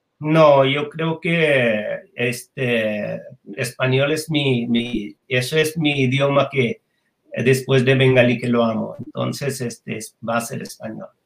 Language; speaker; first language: Spanish; non-native, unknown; Bangla